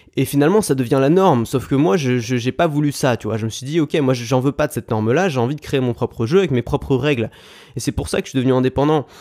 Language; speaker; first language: French; native; French